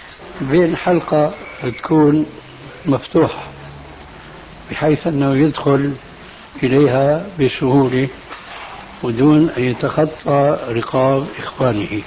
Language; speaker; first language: Arabic; native; Arabic